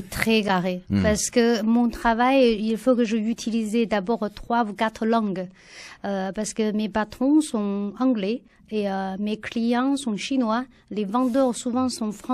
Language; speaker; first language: French; non-native, learner; Chinese